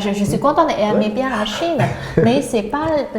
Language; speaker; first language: French; non-native, learner; Chinese